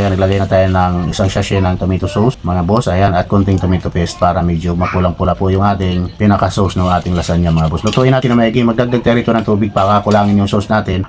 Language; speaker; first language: Filipino; native; Filipino